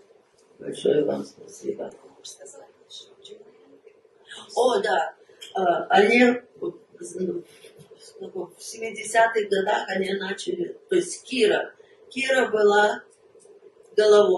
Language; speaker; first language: Russian; early bilingual, heritage; Russian